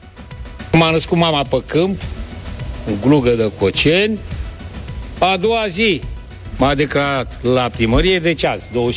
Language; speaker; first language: Romanian; native; Romanian